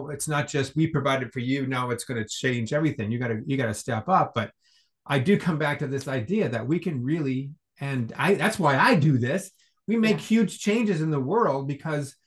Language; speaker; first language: English; native; English